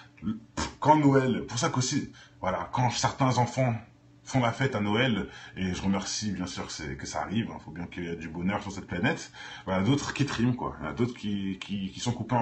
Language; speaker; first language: French; native; French